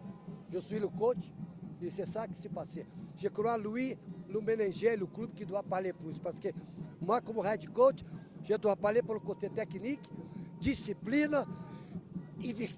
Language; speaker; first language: French; non-native, fluent; Portuguese